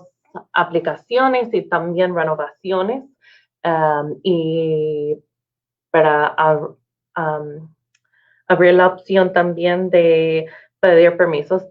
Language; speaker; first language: Spanish; non-native, learner; English